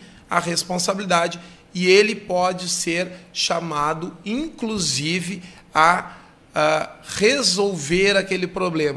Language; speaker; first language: Portuguese; native; Portuguese